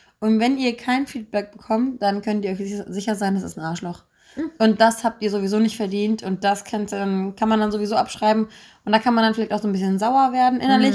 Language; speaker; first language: German; native; German